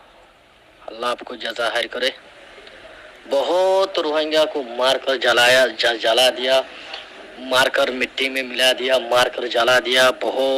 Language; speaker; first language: Hindi; non-native, learner; Rohingya